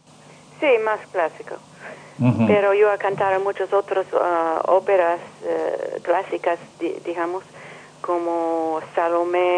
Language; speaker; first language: Spanish; non-native, learner; English